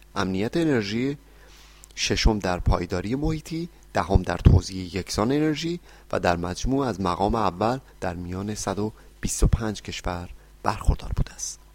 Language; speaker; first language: Persian; native; Persian